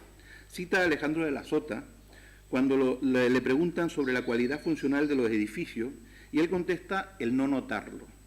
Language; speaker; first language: Spanish; native; Spanish